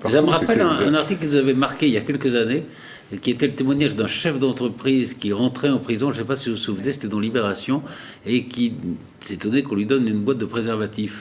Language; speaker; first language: French; native; French